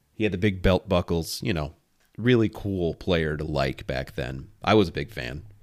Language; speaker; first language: English; native; English